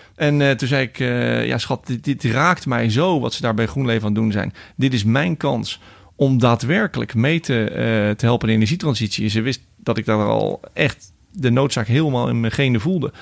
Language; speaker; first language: Dutch; native; Dutch